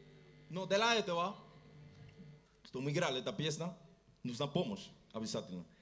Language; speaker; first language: Russian; non-native, learner; Spanish